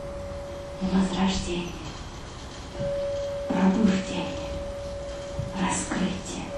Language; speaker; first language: Russian; native; Russian